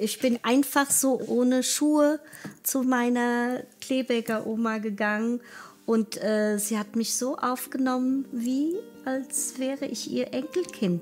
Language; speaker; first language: German; early bilingual, other home language; Portuguese